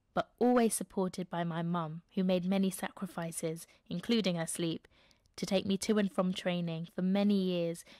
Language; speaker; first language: English; native; English